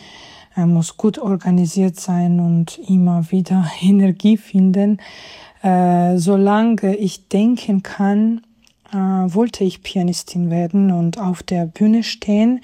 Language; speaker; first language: German; non-native, fluent; Georgian